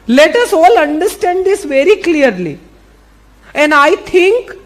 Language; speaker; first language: English; non-native, local second language; Gujarati